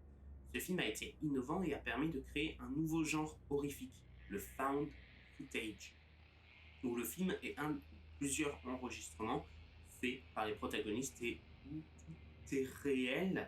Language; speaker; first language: French; native; French